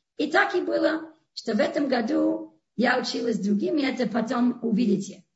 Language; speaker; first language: Russian; non-native, fluent; English